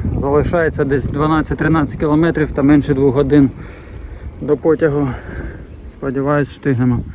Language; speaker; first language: Ukrainian; non-native, local second language; Russian